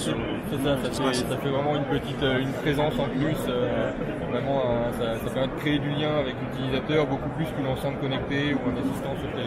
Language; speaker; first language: French; native; French